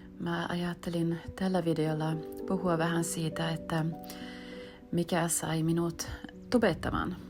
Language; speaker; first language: Finnish; early bilingual, heritage; Finnish